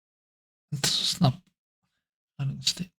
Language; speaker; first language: Swedish; non-native, learner; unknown